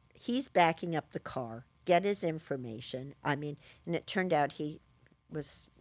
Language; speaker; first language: English; native; English